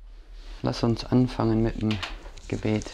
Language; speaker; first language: German; non-native, fluent; English